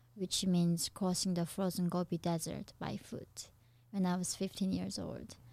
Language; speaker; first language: English; non-native, fluent; Korean